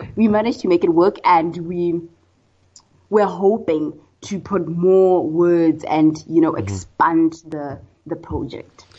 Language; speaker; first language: English; non-native, local second language; Tswana